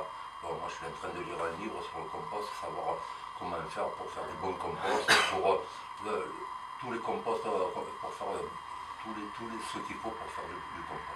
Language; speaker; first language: French; native; French